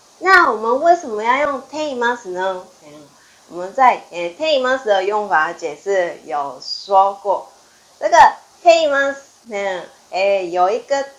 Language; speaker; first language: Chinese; non-native, fluent; Japanese